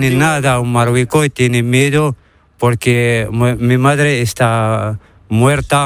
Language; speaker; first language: Spanish; non-native, learner; Arabic